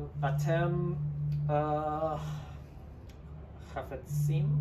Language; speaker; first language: Hebrew; non-native, learner; English